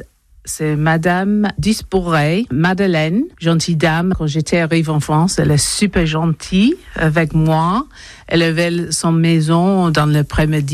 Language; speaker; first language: French; non-native, learner; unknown